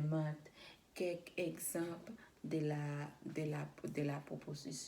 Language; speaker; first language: French; non-native, learner; Spanish